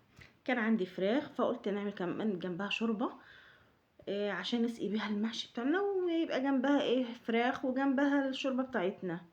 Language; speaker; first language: Arabic; native; Arabic